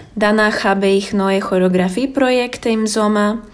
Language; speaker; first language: German; non-native, fluent; Slovak